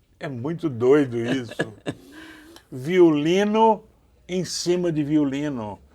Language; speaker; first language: Portuguese; native; Portuguese